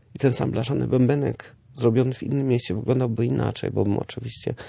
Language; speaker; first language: Polish; early bilingual, other home language; German